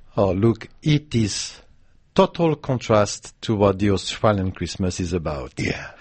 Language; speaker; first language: English; non-native, fluent; French